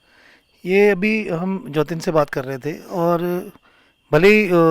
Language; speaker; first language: Hindi; native; Hindi